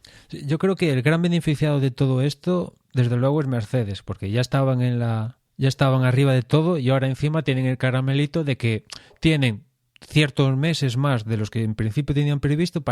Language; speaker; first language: Spanish; native; Spanish